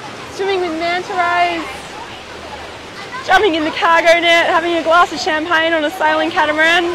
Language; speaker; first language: English; native; English